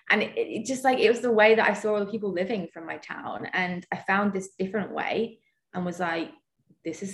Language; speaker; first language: English; native; English